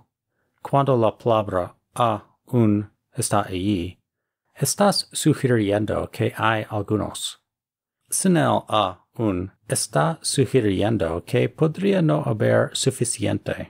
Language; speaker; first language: Spanish; non-native, fluent; English